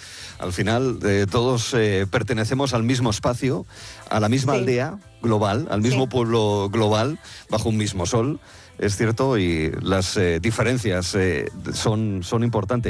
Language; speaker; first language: Spanish; native; Spanish